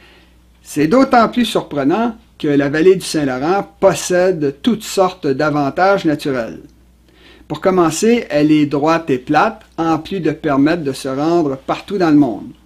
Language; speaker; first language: French; native; French